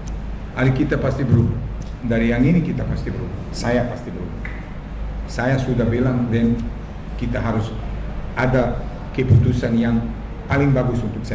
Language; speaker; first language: Indonesian; non-native, fluent; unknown